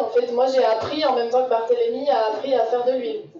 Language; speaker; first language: French; native; French